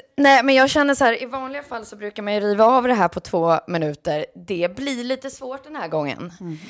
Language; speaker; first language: Swedish; native; Swedish